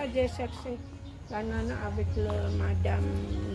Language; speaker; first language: French; non-native, learner; Indonesian